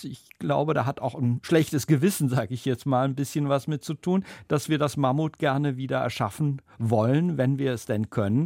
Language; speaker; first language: German; native; German